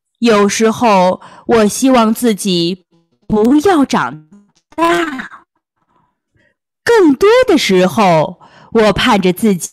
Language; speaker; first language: Chinese; early bilingual, heritage; Chinese